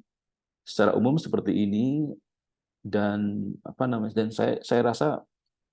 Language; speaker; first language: Indonesian; native; Indonesian